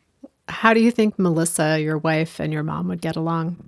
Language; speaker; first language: English; native; English